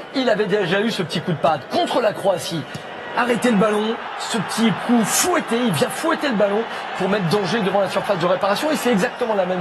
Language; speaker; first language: French; native; French